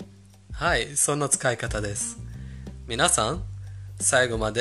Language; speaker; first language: Japanese; non-native, fluent; Persian